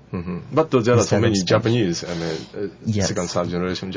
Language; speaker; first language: English; non-native, learner; Japanese